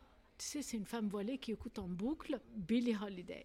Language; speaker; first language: French; non-native, local second language; Arabic